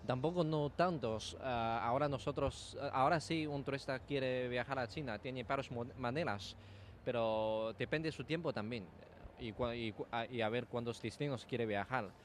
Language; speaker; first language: Spanish; non-native, learner; Chinese